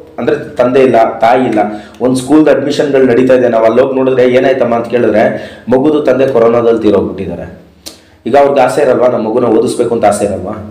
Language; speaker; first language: Kannada; non-native, local second language; Urdu